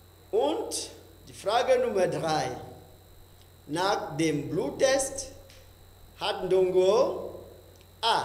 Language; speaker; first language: German; non-native, fluent; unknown